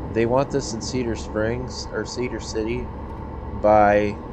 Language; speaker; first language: English; native; English